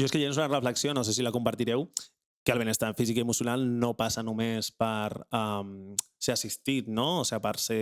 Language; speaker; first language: Catalan; native; Catalan